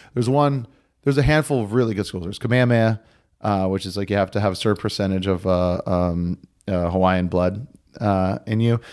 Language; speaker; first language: English; native; English